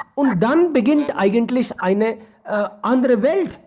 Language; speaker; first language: German; non-native, fluent; Hindi